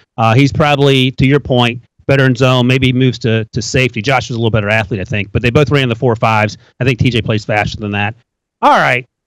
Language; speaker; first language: English; native; English